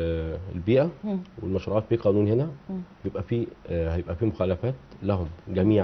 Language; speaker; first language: Arabic; native; Arabic